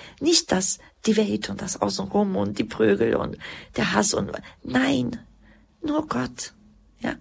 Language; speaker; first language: German; early bilingual, other home language; Croatian